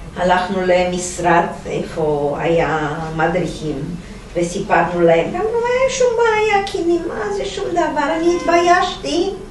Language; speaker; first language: Hebrew; non-native, fluent; Romanian